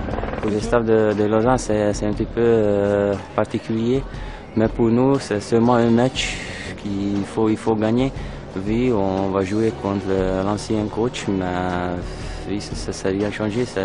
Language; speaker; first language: French; non-native, fluent; Hungarian